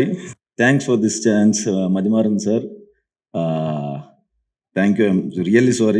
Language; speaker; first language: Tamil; non-native, learner; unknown